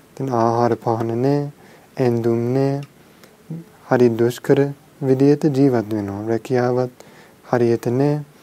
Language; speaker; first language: Sinhala; non-native, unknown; English